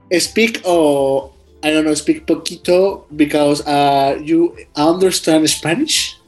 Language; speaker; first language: English; non-native, learner; Spanish